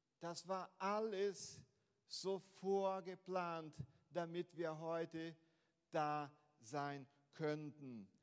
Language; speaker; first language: German; non-native, fluent; Portuguese